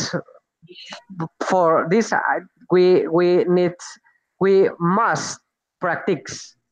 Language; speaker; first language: English; non-native, learner; Spanish